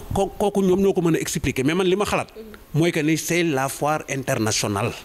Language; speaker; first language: French; non-native, local second language; Wolof